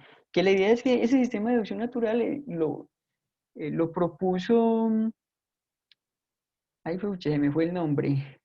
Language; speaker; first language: Spanish; native; Spanish